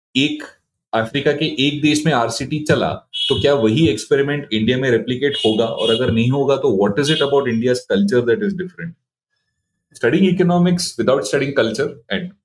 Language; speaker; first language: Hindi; non-native, local second language; Marathi